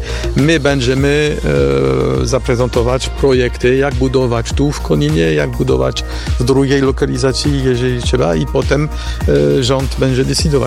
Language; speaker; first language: Polish; non-native, learner; French